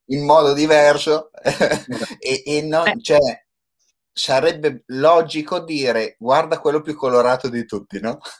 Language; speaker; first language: Italian; native; Italian